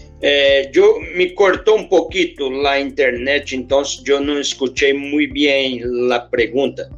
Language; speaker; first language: Spanish; non-native, learner; Portuguese